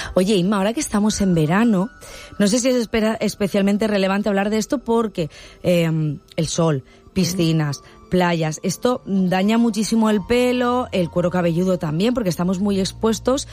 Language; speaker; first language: Spanish; native; Spanish